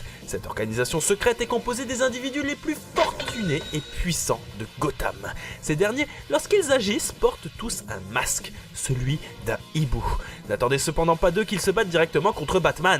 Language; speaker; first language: French; native; French